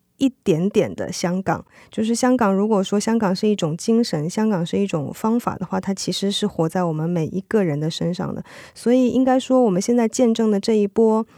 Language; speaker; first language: Chinese; native; Chinese